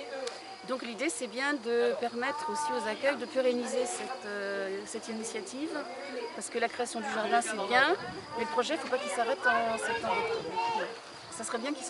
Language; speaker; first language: French; native; French